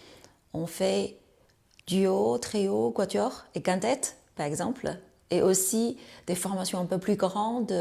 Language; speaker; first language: French; non-native, fluent; Chinese